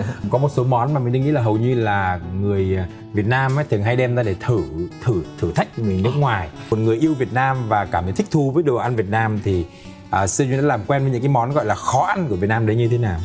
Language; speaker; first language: Vietnamese; native; Vietnamese